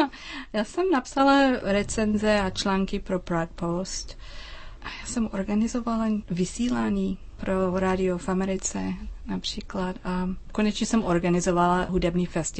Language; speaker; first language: Czech; non-native, learner; English